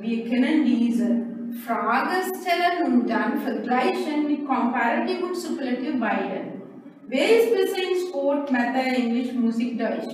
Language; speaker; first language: German; non-native, learner; Sinhala